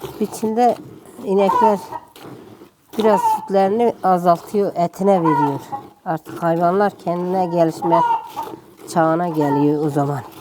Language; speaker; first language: Turkish; native; Turkish